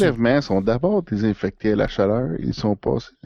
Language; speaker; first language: French; native; French